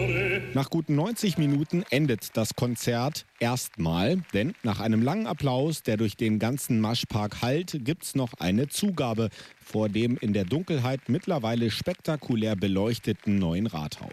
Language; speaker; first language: German; native; German